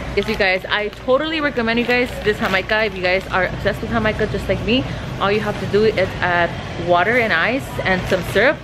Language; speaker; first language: English; early bilingual, other home language; Spanish